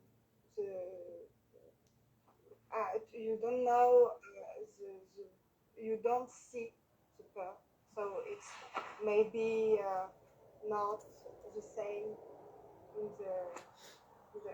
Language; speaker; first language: English; non-native, learner; French